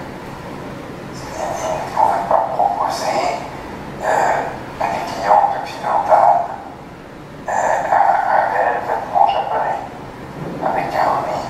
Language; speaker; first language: French; non-native, fluent; Japanese